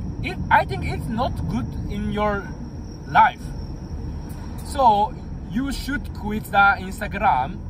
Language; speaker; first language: English; non-native, learner; Japanese